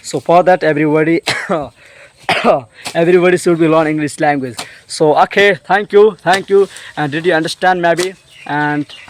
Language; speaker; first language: English; non-native, learner; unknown